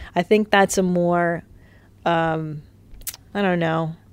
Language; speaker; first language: English; native; English